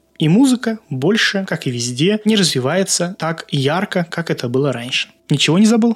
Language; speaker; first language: Russian; non-native, local second language; Azerbaijani